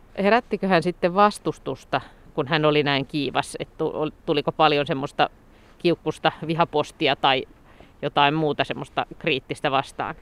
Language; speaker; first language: Finnish; native; Finnish